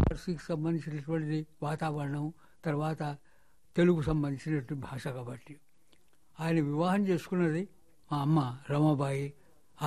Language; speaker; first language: Telugu; non-native, local second language; Marathi